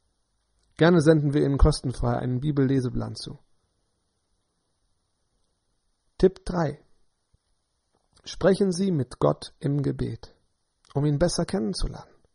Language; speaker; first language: German; native; German